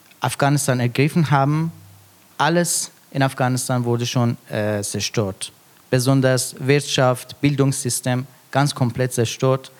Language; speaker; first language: German; non-native, fluent; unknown